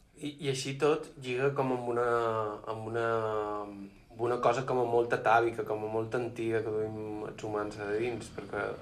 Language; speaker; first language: Catalan; native; Catalan